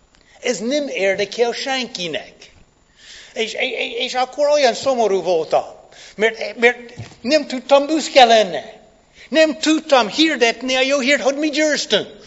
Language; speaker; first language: Hungarian; non-native, fluent; English